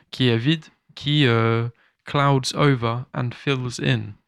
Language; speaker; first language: French; native; French